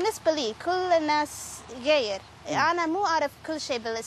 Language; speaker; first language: Arabic; non-native, learner; Spanish